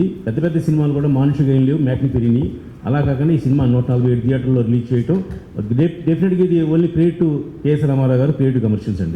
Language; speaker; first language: Telugu; native; Telugu